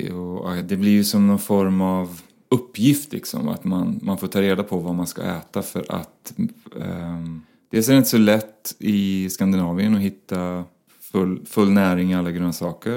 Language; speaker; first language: Swedish; native; Swedish